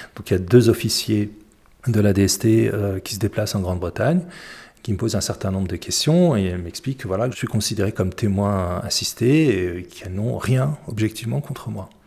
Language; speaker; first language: French; early bilingual, other home language; Arabic